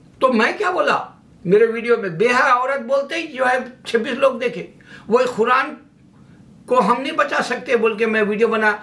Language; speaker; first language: Urdu; native; Urdu